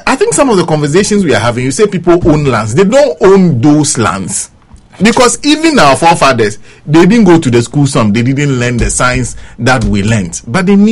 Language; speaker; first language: English; non-native, local second language; Ewe